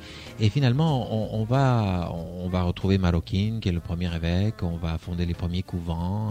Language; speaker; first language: French; native; French